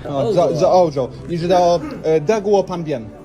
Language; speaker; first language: Chinese; non-native, learner; Polish